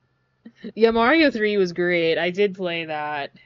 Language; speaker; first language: English; native; English